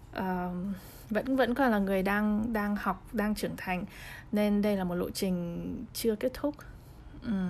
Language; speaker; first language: Vietnamese; early bilingual, heritage; Vietnamese